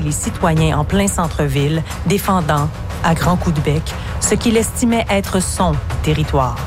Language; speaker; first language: French; native; French